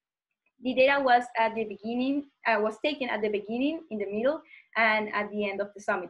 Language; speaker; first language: English; non-native, fluent; Spanish